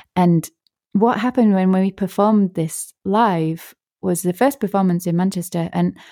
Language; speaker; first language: English; native; English